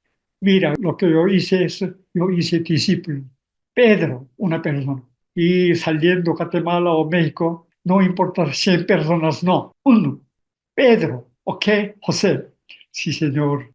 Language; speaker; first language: Spanish; non-native, learner; Korean